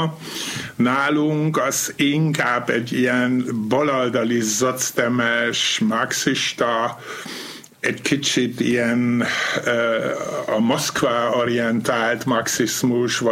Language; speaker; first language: Hungarian; non-native, fluent; Dutch